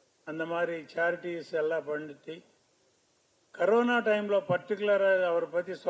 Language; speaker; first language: Tamil; non-native, learner; Telugu